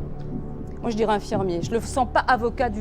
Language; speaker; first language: French; native; French